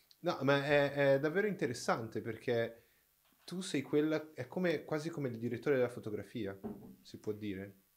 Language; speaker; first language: Italian; non-native, fluent; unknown